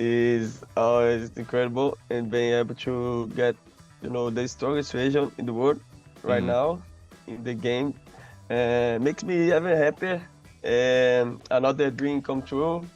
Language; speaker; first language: English; non-native, learner; Portuguese